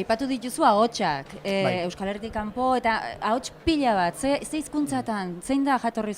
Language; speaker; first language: Basque; native; Basque